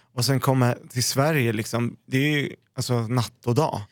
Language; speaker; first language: Swedish; early bilingual, other home language; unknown